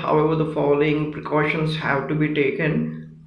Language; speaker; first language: English; non-native, local second language; Telugu